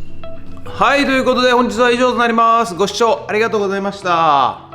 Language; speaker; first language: Japanese; native; Japanese